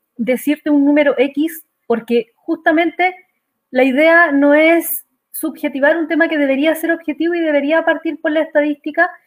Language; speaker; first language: Spanish; native; Spanish